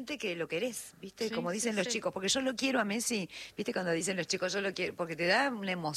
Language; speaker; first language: Spanish; native; Spanish